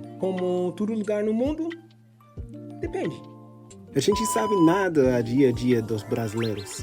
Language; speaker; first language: Portuguese; non-native, fluent; English